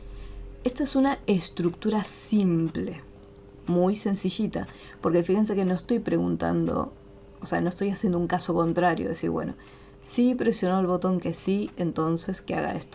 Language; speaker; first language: Spanish; native; Spanish